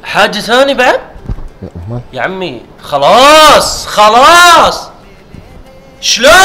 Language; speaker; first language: Arabic; native; Arabic